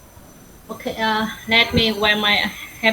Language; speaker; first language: English; non-native, learner; Vietnamese